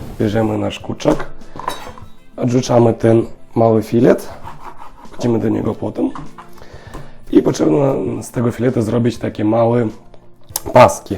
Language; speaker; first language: Polish; non-native, learner; Russian